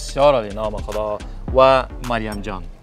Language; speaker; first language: Persian; native; Persian